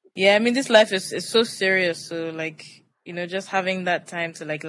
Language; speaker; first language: English; non-native, local second language; Yoruba